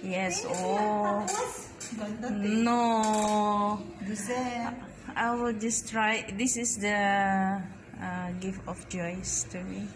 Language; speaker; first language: English; non-native, local second language; Filipino